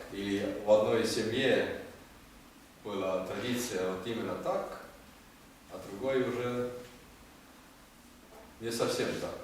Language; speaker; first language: Russian; non-native, learner; Estonian